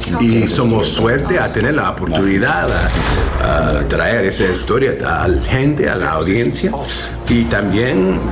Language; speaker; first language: Spanish; non-native, learner; English